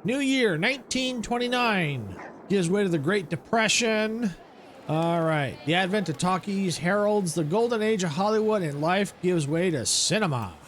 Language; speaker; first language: English; native; English